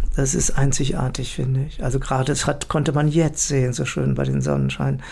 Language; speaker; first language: German; native; German